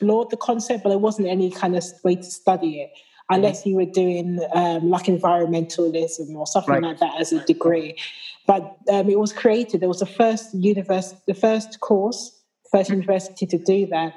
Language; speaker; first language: English; native; English